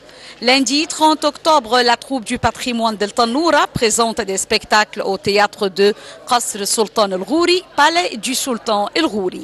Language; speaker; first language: French; non-native, fluent; Arabic